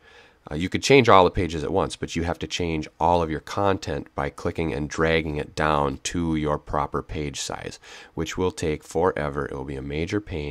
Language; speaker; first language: English; native; English